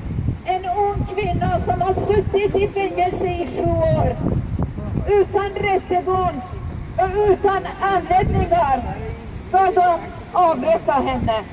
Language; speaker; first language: Swedish; non-native, fluent; Persian